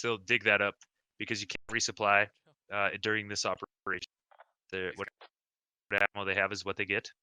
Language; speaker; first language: English; native; English